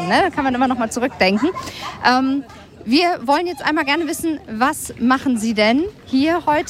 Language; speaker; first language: German; native; German